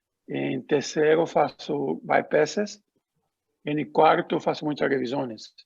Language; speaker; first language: Spanish; non-native, learner; Portuguese